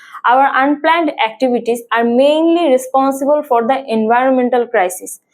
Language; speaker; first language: English; non-native, local second language; Bangla